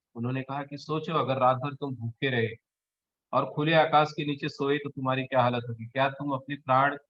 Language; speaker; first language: Hindi; non-native, local second language; Marathi